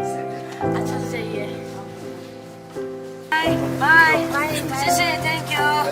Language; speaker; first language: Hindi; non-native, local second language; Tibetan